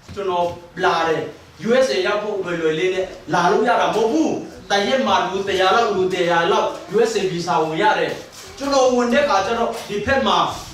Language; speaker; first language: Burmese; non-native, local second language; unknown